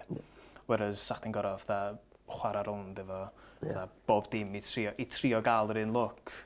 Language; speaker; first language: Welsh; native; Welsh